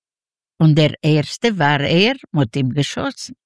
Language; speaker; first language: German; non-native, learner; Yiddish